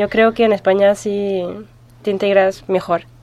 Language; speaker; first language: Spanish; non-native, fluent; French